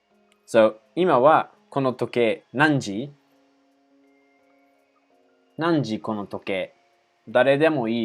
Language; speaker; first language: Japanese; non-native, fluent; English